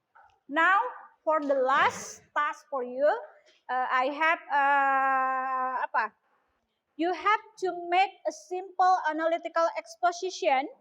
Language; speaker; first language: English; non-native, learner; Indonesian